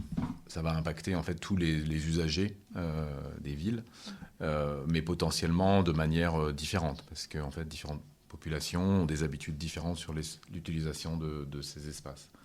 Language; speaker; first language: French; native; French